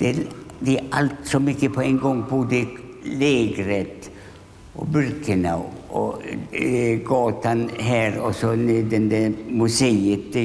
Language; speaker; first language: Swedish; non-native, fluent; Polish